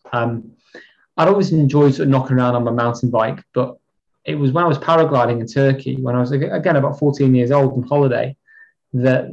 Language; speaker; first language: English; native; English